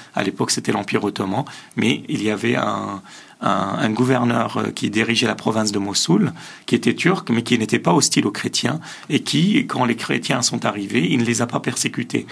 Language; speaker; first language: French; early bilingual, other home language; Assyrian Neo-Aramaic